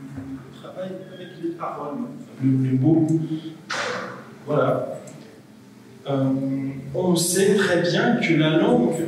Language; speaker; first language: French; non-native, fluent; Portuguese